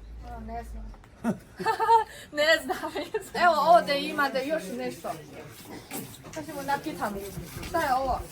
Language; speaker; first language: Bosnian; non-native, learner; Chinese